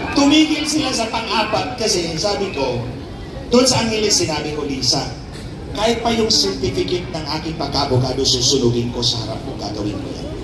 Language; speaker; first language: Filipino; non-native, local second language; Cebuano